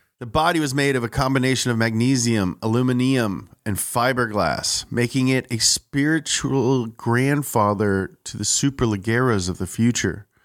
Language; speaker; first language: English; native; English